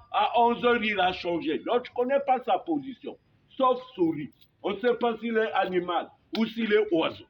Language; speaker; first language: French; native; French